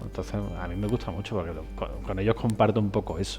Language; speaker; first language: Spanish; native; Spanish